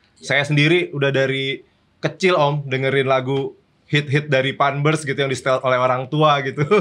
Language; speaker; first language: Indonesian; native; Indonesian